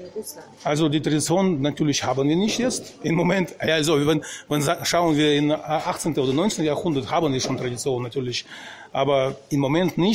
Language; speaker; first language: German; non-native, fluent; Russian